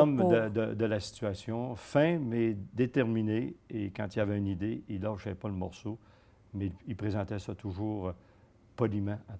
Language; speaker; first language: French; native; French